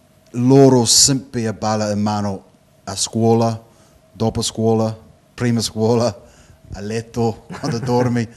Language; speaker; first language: Italian; non-native, learner; English